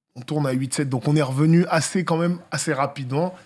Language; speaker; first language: French; native; French